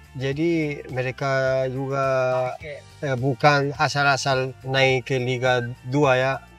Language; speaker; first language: Indonesian; non-native, fluent; Spanish